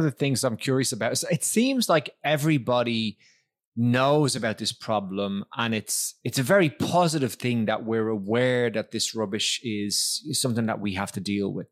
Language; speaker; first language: English; native; English